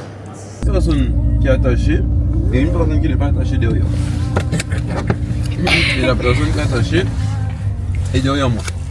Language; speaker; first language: French; native; French